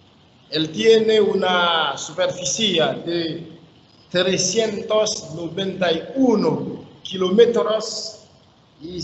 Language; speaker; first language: Spanish; non-native, learner; Haitian Creole